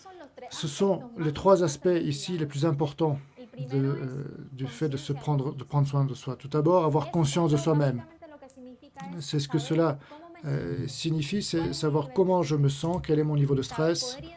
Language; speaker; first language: French; native; French